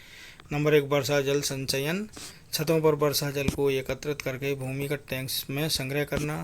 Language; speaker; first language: Hindi; native; Hindi